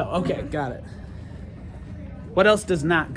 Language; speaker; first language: English; native; English